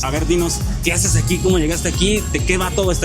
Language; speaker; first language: Spanish; native; Spanish